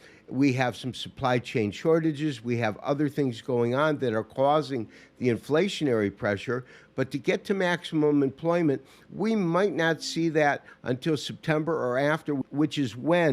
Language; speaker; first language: English; native; English